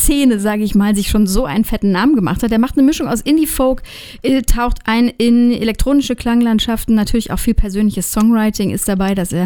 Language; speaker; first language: German; native; German